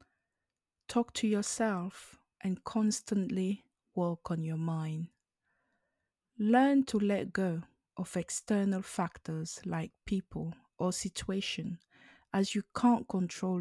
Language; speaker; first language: English; non-native, local second language; French